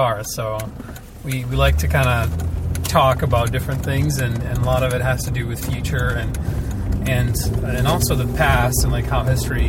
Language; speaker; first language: English; early bilingual, other home language; Ukrainian